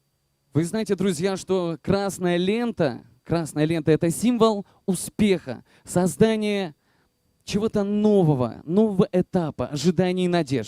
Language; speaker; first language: Russian; native; Russian